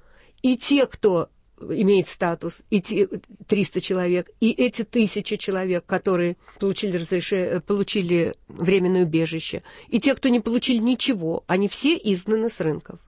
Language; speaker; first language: Russian; native; Russian